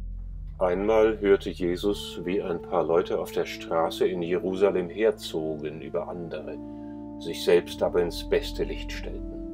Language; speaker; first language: German; native; German